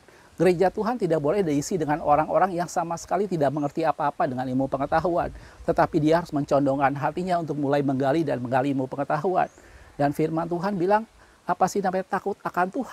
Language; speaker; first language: Indonesian; native; Indonesian